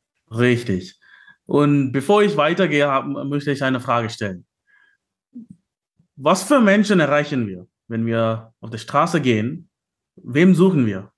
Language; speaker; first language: German; non-native, learner; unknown